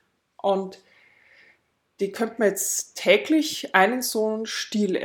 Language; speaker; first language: German; native; German